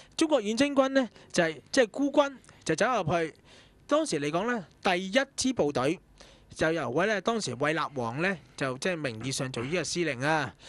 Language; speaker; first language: Cantonese; native; Cantonese